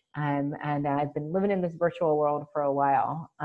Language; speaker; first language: English; native; English